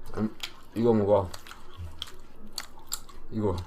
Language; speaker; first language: Korean; early bilingual, heritage; English